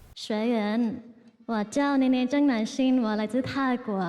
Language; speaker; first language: Chinese; non-native, fluent; Thai